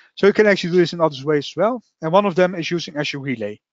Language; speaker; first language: English; non-native, fluent; Dutch